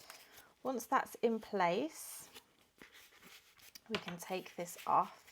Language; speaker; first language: English; native; English